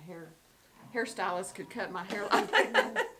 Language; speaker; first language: English; native; English